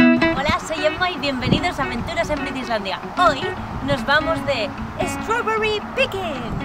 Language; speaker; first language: Spanish; native; Spanish